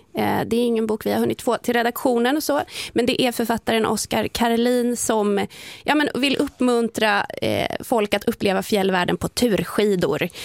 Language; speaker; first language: Swedish; native; Swedish